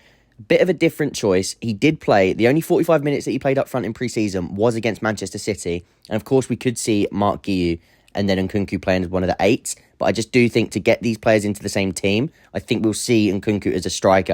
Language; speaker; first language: English; native; English